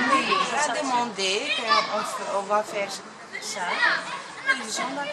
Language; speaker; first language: French; non-native, learner; Greek